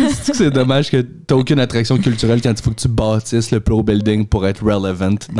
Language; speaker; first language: French; native; French